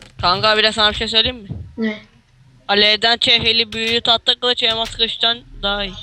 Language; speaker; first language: Turkish; native; Turkish